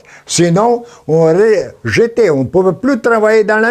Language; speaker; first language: French; non-native, learner; Polish